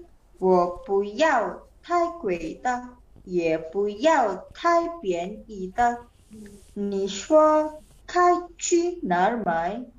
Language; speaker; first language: Chinese; non-native, learner; Indonesian